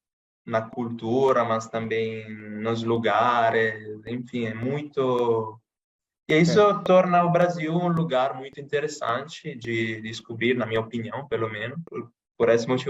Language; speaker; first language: Portuguese; non-native, fluent; Italian